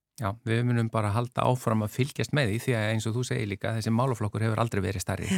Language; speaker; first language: Icelandic; native; Icelandic